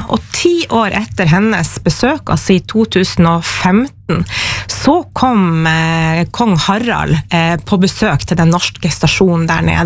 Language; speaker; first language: Norwegian; native; Norwegian